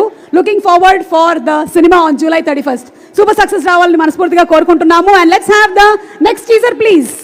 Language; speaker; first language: Telugu; native; Telugu